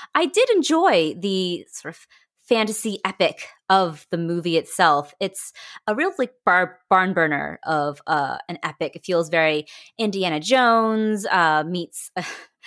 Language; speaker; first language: English; early bilingual, other home language; Vietnamese